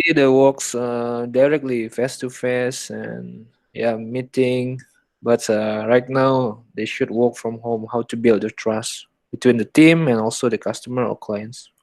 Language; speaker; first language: English; non-native, learner; Indonesian